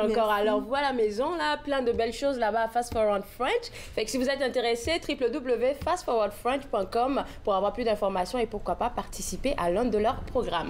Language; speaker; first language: French; native; French